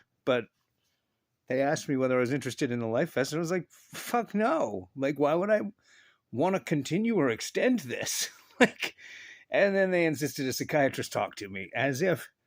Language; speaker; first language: English; native; English